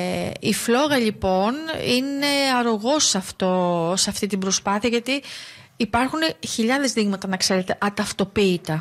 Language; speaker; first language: Greek; native; Greek